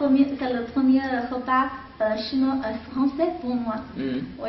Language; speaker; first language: French; non-native, fluent; Chinese